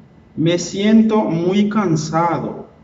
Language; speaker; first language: Spanish; non-native, fluent; Haitian Creole